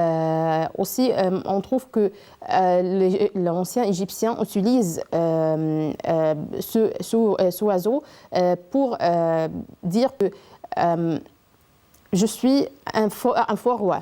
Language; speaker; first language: French; non-native, learner; Arabic